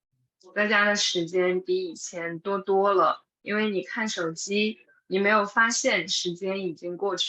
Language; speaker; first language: Chinese; non-native, fluent; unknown